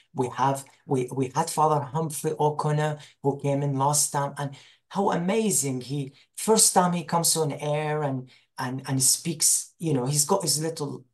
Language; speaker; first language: English; non-native, fluent; Arabic